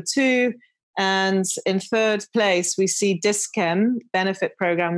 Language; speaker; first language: English; native; English